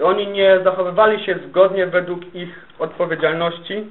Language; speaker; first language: Polish; native; Polish